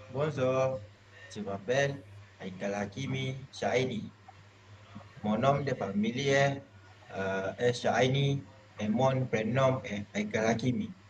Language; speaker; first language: French; non-native, learner; Malay